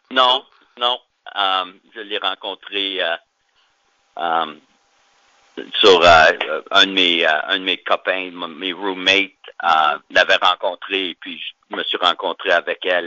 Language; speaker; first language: French; native; French